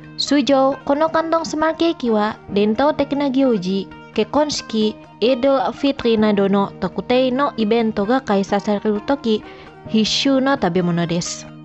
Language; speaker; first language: Japanese; non-native, fluent; Indonesian